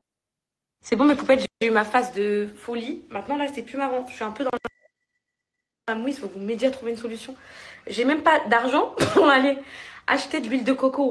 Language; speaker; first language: French; native; French